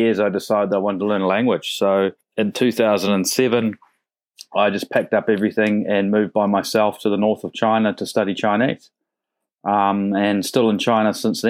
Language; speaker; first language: English; native; English